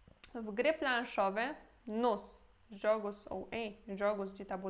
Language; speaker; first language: Portuguese; non-native, fluent; Polish